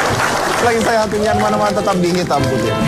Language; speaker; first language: Indonesian; native; Indonesian